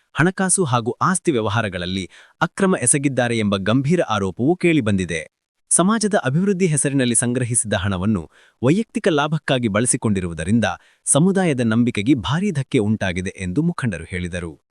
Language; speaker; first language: Kannada; native; Kannada